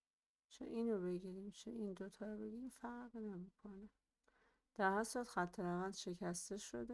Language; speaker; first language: Persian; native; Persian